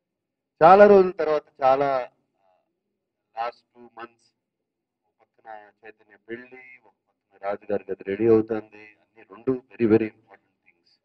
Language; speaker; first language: Telugu; native; Telugu